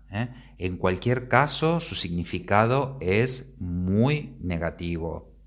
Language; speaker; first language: Spanish; native; Spanish